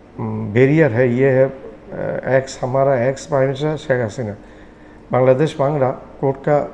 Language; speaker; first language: Hindi; non-native, fluent; Bangla